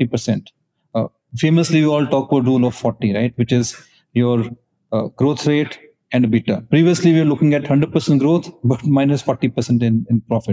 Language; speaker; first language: English; non-native, local second language; Punjabi